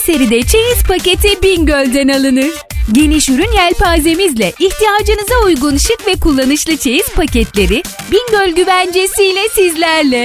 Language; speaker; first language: Turkish; native; Turkish